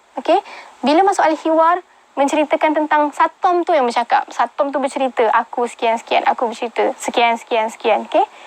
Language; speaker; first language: Malay; native; Malay